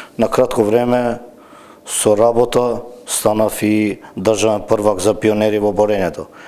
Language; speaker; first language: Macedonian; non-native, local second language; Albanian